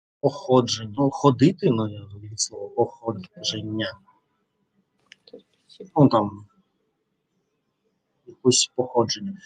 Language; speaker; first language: Ukrainian; non-native, learner; Russian